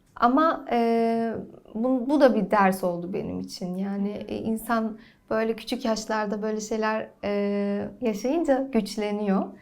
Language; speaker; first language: Turkish; early bilingual, heritage; Turkish